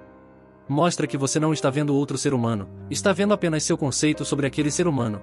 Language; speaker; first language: Portuguese; native; Portuguese